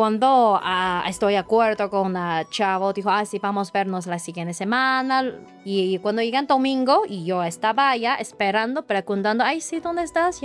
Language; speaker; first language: Spanish; non-native, learner; Chinese